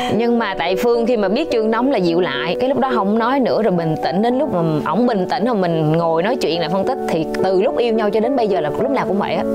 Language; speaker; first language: Vietnamese; native; Vietnamese